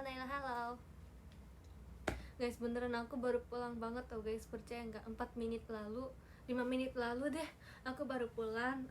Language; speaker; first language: Indonesian; native; Indonesian